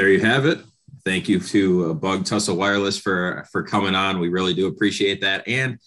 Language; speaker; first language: English; native; English